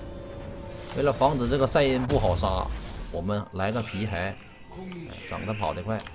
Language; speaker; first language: Chinese; native; Chinese